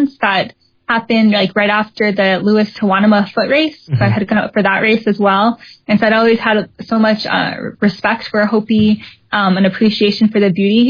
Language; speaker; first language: English; native; English